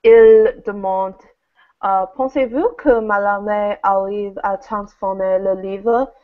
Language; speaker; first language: French; non-native, learner; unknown